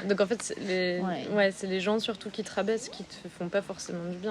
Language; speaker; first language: French; native; French